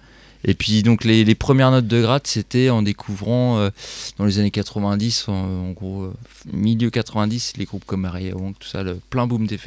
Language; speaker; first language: French; native; French